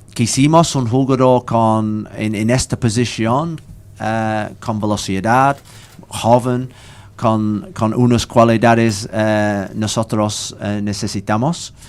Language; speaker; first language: Spanish; non-native, learner; English